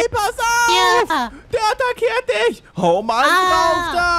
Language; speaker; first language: German; native; German